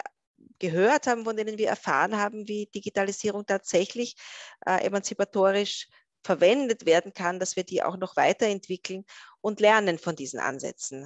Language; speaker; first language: German; native; German